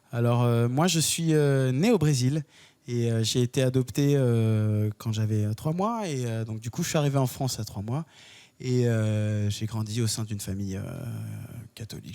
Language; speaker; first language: French; native; French